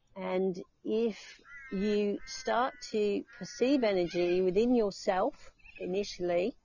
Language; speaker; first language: English; native; English